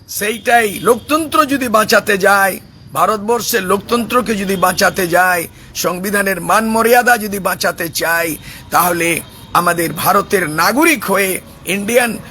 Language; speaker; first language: Bangla; non-native, local second language; Santali